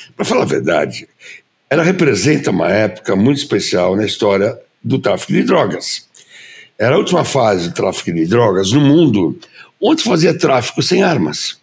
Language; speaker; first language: Portuguese; early bilingual, other home language; German